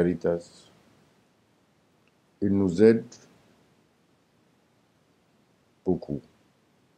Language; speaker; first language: French; non-native, learner; Arabic